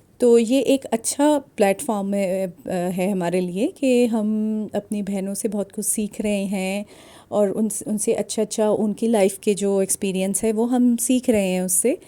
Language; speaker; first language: Urdu; non-native, local second language; Punjabi